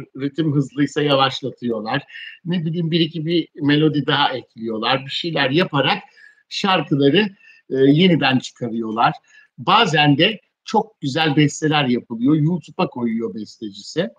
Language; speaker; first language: Turkish; native; Turkish